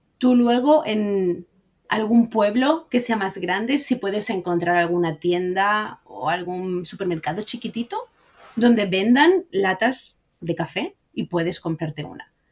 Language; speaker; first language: Spanish; native; Spanish